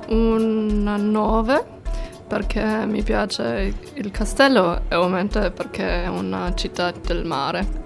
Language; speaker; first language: Italian; non-native, fluent; German